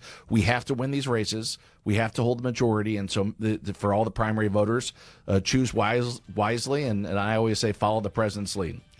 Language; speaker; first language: English; native; English